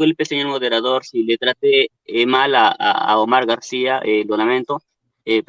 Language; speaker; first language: Spanish; native; Spanish